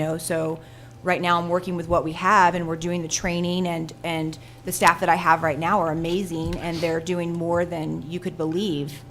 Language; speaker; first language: English; native; English